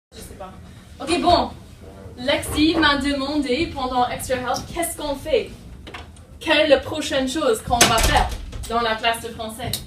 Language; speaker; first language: French; non-native, fluent; English